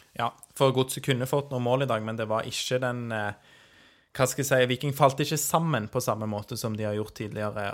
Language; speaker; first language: Norwegian; native; Norwegian